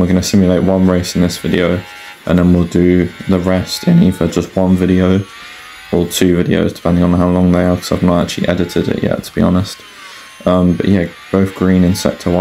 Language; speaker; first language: English; native; English